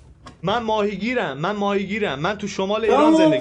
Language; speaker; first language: Persian; native; Persian